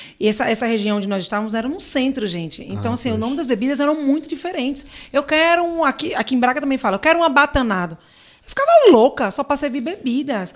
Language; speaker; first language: Portuguese; native; Portuguese